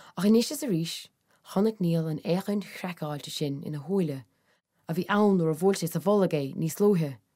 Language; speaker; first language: Irish; native; Irish